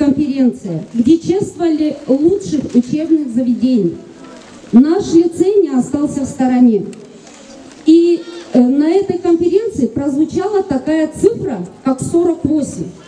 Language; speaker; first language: Russian; non-native, local second language; Gagauz